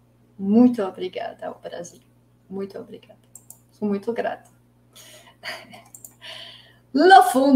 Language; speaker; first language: Portuguese; non-native, fluent; French